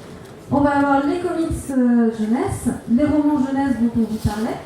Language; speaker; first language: French; native; French